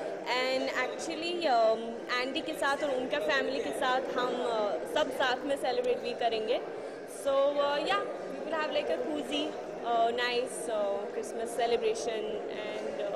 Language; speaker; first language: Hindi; non-native, learner; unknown